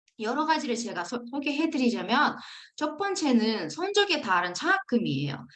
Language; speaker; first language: Korean; non-native, fluent; Uzbek